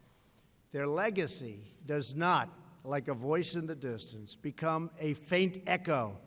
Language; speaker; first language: English; native; English